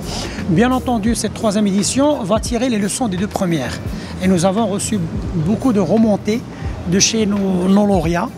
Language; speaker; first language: French; non-native, local second language; Arabic